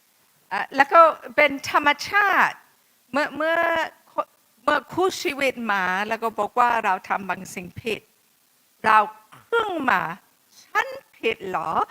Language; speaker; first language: Thai; non-native, fluent; English